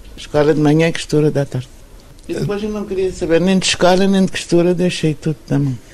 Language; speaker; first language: Portuguese; non-native, local second language; Kabuverdianu